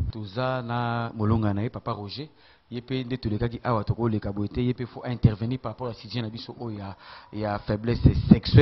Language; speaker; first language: French; non-native, local second language; Lingala